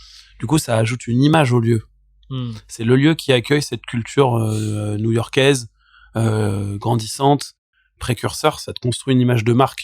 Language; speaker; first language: French; native; French